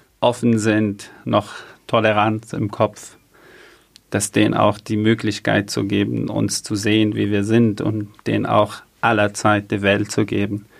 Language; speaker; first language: German; early bilingual, other home language; Arabic